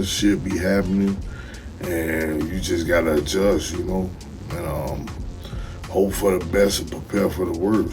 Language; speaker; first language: English; native; English